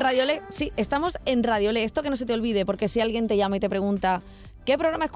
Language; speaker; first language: Spanish; native; Spanish